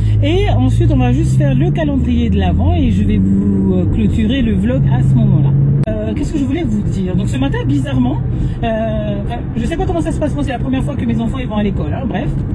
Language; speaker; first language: French; native; French